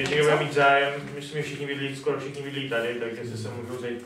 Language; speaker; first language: Czech; native; Czech